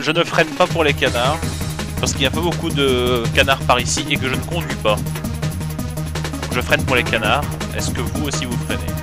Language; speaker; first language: French; native; French